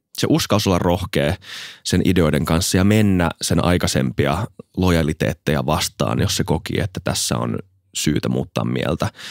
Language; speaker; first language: Finnish; native; Finnish